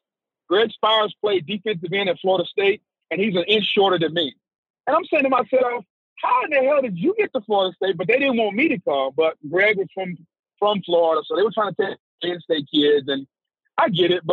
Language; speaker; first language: English; native; English